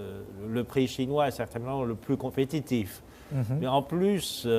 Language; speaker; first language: French; non-native, fluent; Chinese